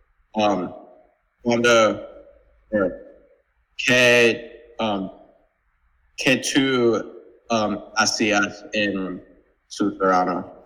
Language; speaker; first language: Spanish; non-native, learner; English